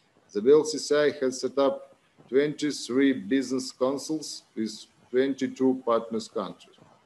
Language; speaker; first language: English; non-native, fluent; Russian